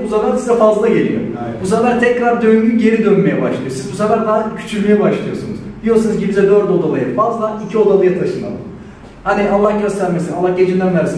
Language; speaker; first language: Turkish; native; Turkish